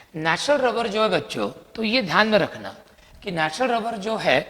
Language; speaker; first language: Hindi; non-native, local second language; Marathi